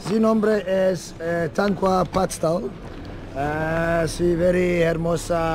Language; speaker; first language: Spanish; non-native, learner; English